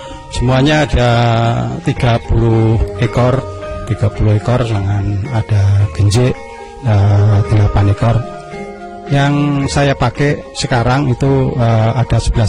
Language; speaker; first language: Indonesian; non-native, local second language; Javanese